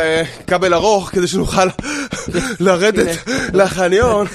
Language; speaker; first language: Hebrew; native; Hebrew